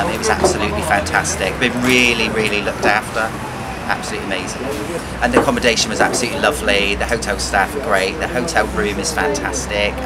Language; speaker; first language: English; native; English